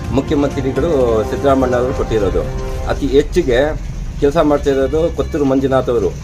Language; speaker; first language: Kannada; non-native, local second language; Urdu